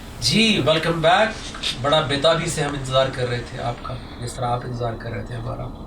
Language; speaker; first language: Urdu; native; Urdu